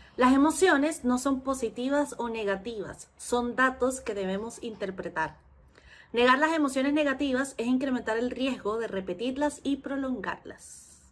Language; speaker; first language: Spanish; native; Spanish